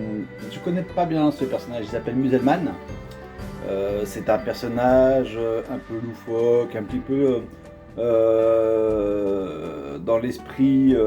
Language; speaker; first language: French; native; French